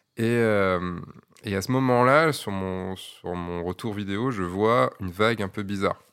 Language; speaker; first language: French; native; French